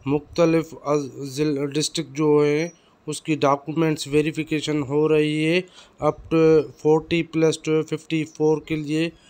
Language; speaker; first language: Urdu; non-native, local second language; Sindhi